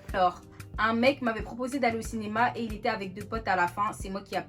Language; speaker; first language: French; native; French